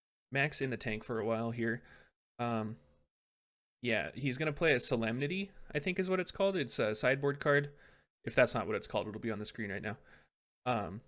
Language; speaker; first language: English; native; English